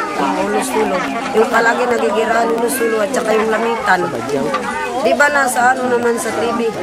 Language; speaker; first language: Filipino; non-native, local second language; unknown